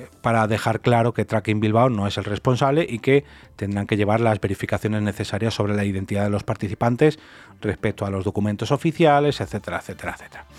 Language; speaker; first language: Spanish; native; Spanish